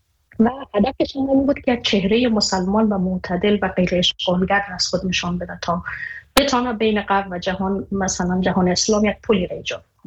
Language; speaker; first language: Persian; native; Persian